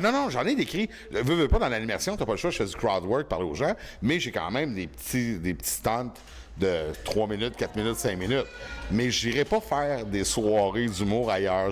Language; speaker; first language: French; native; French